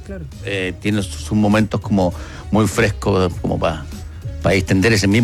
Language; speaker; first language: Spanish; native; Spanish